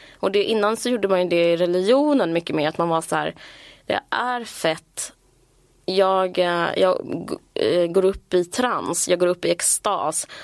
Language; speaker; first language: Swedish; native; Swedish